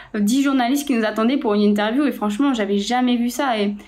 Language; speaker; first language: French; native; French